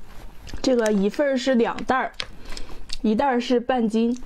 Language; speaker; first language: Chinese; native; Chinese